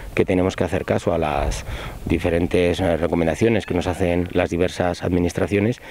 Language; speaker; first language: Spanish; native; Spanish